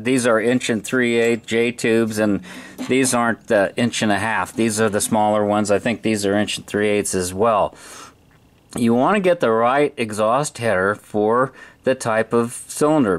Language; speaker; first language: English; native; English